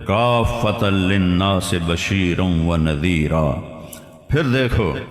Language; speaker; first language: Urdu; non-native, local second language; Punjabi